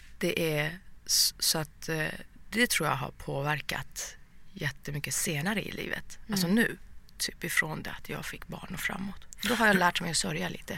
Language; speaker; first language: Swedish; early bilingual, other home language; Persian